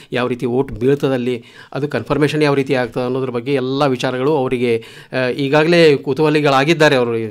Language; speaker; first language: Kannada; native; Kannada